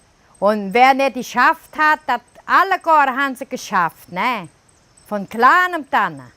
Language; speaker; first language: German; early bilingual, heritage; German